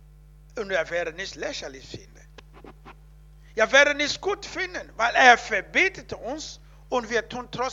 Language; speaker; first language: German; non-native, learner; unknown